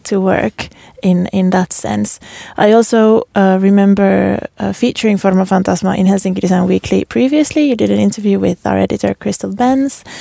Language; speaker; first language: English; non-native, fluent; Finnish